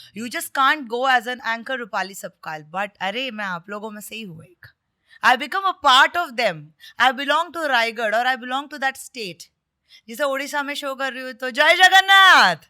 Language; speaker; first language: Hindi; non-native, local second language; Marathi